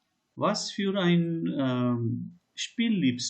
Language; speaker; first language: German; non-native, learner; Hindi